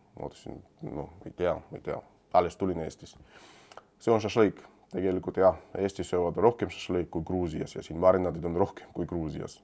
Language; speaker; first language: Estonian; non-native, fluent; Georgian